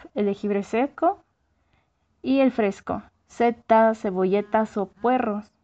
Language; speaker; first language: Spanish; native; Spanish